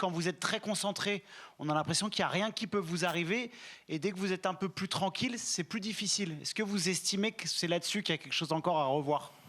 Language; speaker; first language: French; native; French